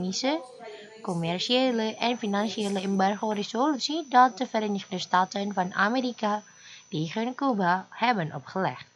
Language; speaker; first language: Dutch; non-native, fluent; Indonesian